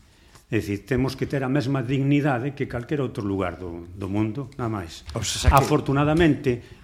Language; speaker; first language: Galician; native; Galician